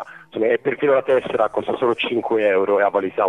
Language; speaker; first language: Italian; native; Italian